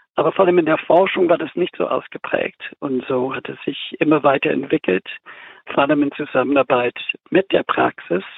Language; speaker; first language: German; non-native, fluent; English